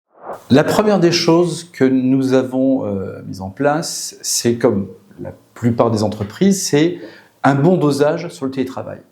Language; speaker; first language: French; native; French